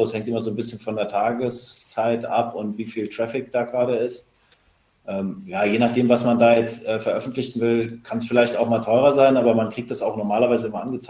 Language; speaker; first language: German; native; German